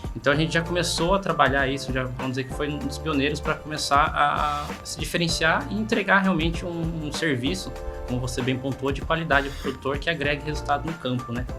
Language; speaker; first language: Portuguese; native; Portuguese